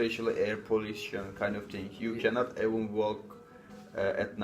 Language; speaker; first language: English; non-native, fluent; Turkish